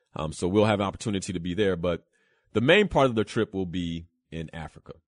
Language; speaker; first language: English; early bilingual, other home language; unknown